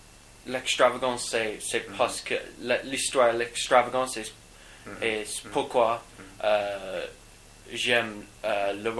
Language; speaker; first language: French; non-native, learner; English